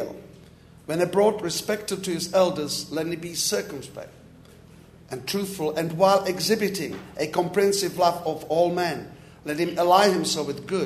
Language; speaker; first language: English; non-native, fluent; Czech